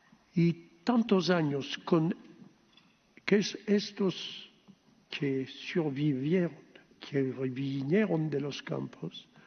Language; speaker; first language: Spanish; early bilingual, heritage; Ladino